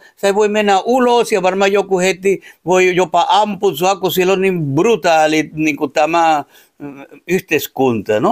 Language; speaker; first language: Finnish; non-native, fluent; Spanish